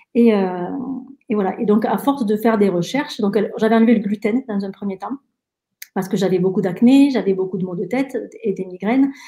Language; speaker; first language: French; early bilingual, other home language; Spanish